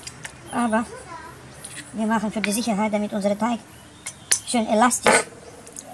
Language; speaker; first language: German; non-native, learner; Russian